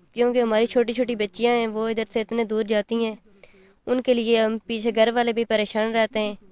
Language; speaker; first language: Urdu; non-native, local second language; Pahari-Potwari